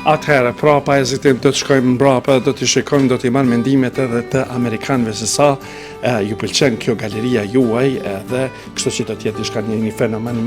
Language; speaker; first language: Albanian; native; Albanian